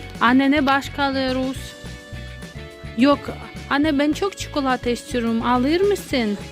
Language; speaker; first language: Turkish; non-native, learner; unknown